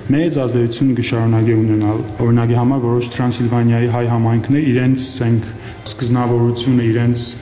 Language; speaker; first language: Armenian; early bilingual, heritage; Armenian